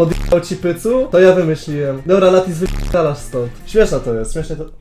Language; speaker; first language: Polish; native; Polish